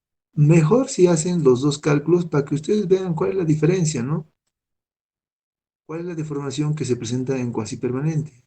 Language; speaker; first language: Spanish; native; Spanish